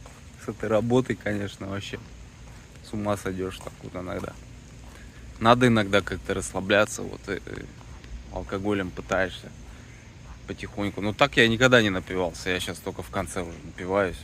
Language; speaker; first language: Russian; native; Russian